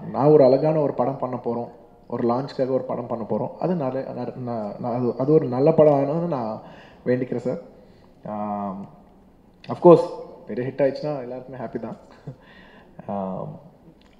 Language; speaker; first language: Tamil; non-native, local second language; Telugu